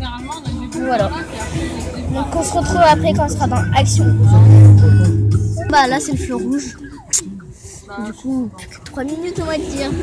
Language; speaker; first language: French; native; French